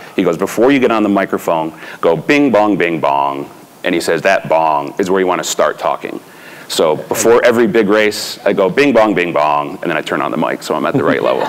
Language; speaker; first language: English; native; English